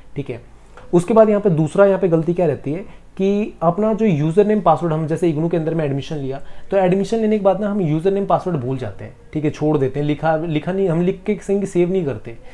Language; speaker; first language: Hindi; native; Hindi